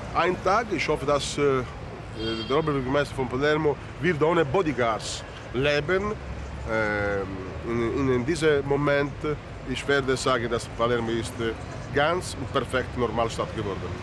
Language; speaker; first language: German; non-native, learner; Italian